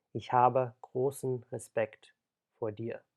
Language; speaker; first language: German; non-native, fluent; English